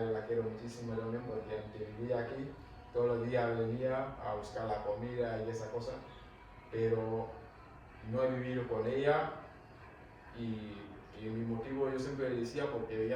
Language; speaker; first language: Spanish; non-native, fluent; Wolof